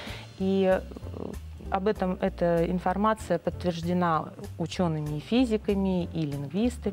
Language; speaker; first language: Russian; native; Russian